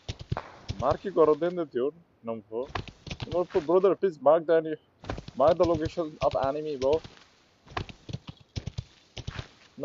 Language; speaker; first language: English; non-native, learner; Nepali